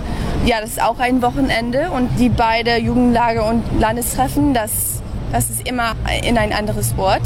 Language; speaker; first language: German; early bilingual, heritage; English